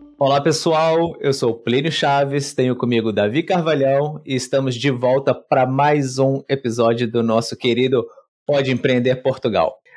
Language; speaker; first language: Portuguese; native; Portuguese